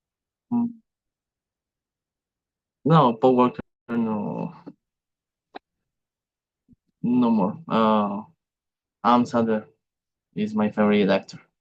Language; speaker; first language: English; non-native, learner; Spanish